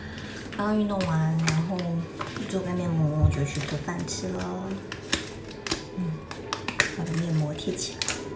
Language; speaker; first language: Chinese; native; Chinese